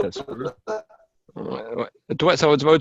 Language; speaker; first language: French; native; French